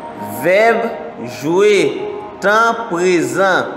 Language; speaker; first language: French; non-native, local second language; Haitian Creole